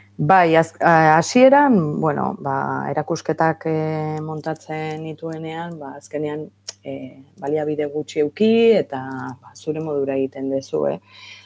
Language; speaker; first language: Basque; native; Basque